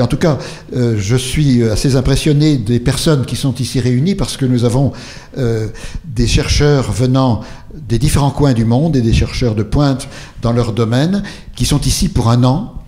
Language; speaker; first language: French; native; French